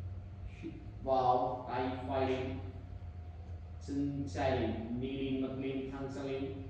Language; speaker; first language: Vietnamese; non-native, learner; Indonesian